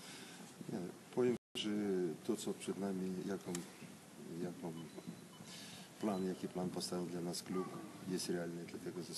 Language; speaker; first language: Polish; non-native, learner; Russian